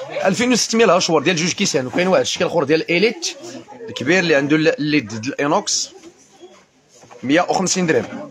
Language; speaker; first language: Arabic; native; Arabic